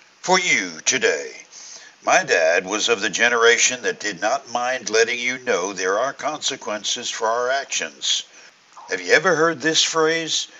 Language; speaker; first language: English; native; English